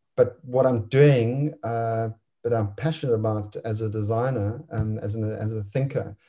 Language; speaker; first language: English; native; English